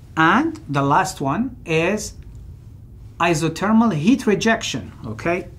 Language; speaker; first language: English; non-native, fluent; Arabic